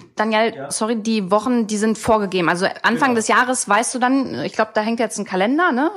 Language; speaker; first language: German; native; German